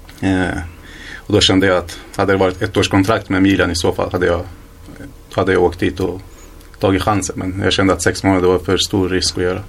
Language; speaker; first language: Swedish; early bilingual, other home language; Kurdish